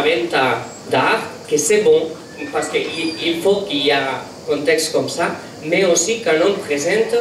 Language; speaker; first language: French; non-native, learner; Catalan